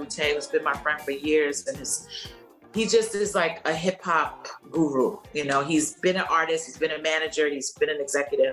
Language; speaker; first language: English; native; English